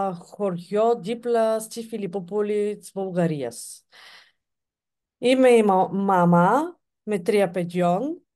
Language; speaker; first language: Greek; non-native, fluent; Bulgarian